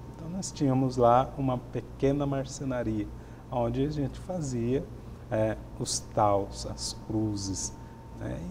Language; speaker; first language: Portuguese; native; Portuguese